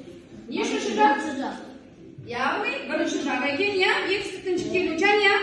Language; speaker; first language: Kazakh; native; Kazakh